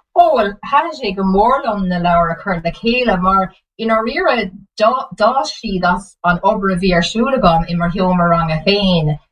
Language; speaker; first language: Irish; non-native, local second language; English